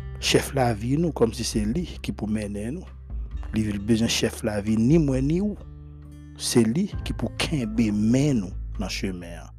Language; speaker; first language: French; non-native, local second language; Haitian Creole